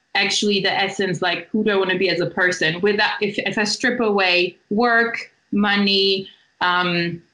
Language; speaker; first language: English; non-native, fluent; German